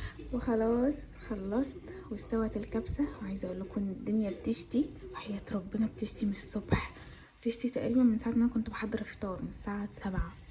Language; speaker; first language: Arabic; native; Arabic